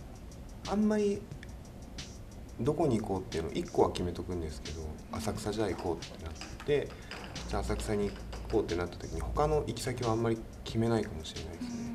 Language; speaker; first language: Japanese; native; Japanese